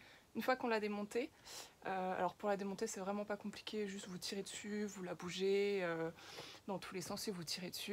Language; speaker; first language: French; native; French